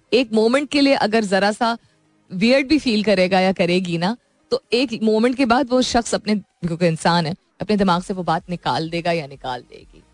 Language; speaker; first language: Urdu; native; Urdu